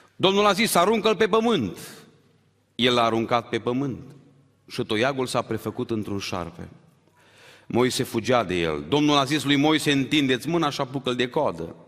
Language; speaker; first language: Romanian; native; Romanian